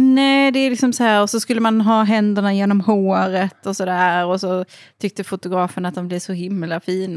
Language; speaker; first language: Swedish; native; Swedish